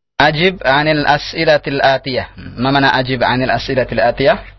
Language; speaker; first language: Arabic; non-native, fluent; Indonesian